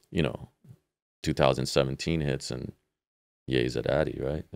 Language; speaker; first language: English; native; English